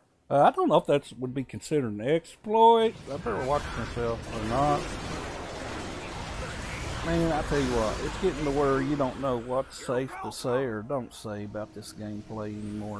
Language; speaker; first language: English; native; English